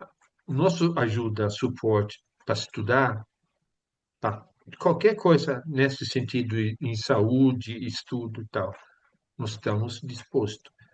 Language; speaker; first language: Portuguese; non-native, fluent; Swedish